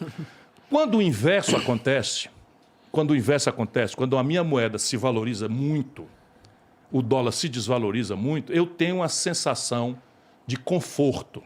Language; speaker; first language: Portuguese; native; Portuguese